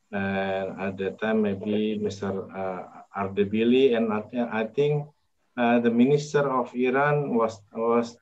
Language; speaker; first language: English; non-native, local second language; Indonesian